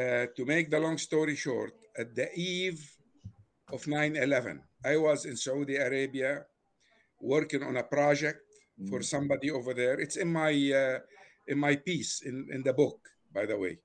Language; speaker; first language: English; non-native, fluent; Arabic